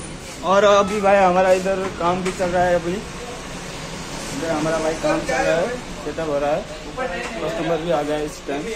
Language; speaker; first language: Hindi; non-native, local second language; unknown